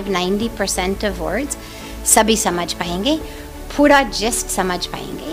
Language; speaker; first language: Hindi; non-native, fluent; English